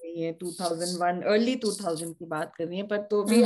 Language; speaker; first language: Hindi; native; Hindi